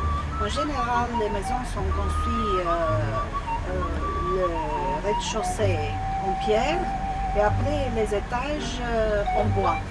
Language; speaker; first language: French; non-native, fluent; Romanian